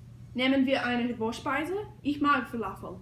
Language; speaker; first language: German; non-native, learner; English